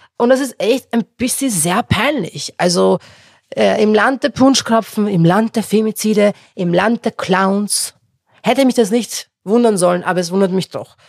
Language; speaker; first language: German; non-native, local second language; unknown